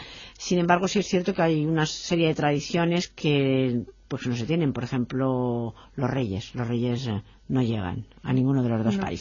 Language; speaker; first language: Spanish; native; Spanish